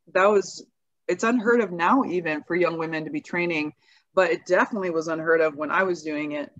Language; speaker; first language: English; native; English